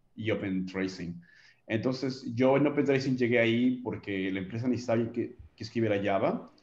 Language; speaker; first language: Spanish; native; Spanish